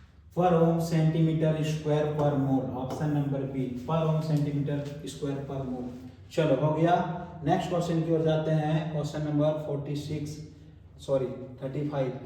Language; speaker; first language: Hindi; native; Hindi